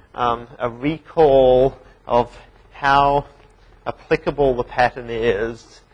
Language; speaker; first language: English; native; English